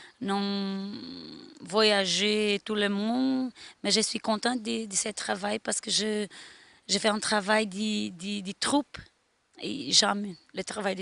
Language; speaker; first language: French; non-native, learner; Portuguese